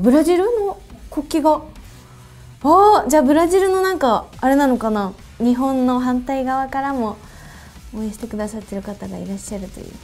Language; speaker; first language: Japanese; native; Japanese